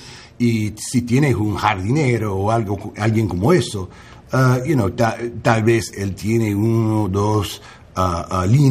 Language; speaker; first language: Spanish; non-native, learner; English